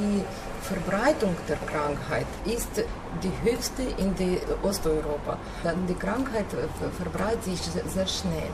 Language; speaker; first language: German; non-native, fluent; Ukrainian